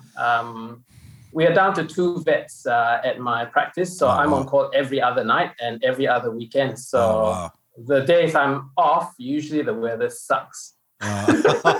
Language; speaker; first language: English; non-native, local second language; Min Nan Chinese